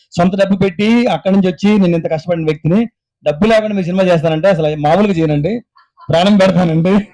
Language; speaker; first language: Telugu; native; Telugu